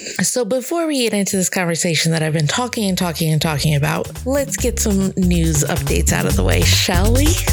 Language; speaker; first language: English; native; English